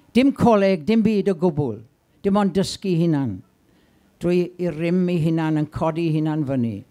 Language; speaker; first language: Welsh; native; Welsh